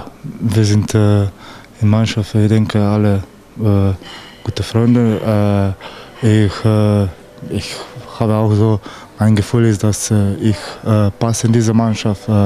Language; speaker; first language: German; non-native, learner; Slovenian